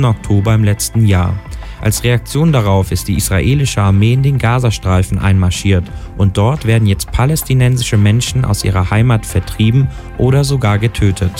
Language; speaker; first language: German; native; German